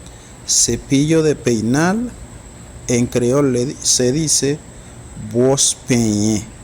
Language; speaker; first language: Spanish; non-native, fluent; Haitian Creole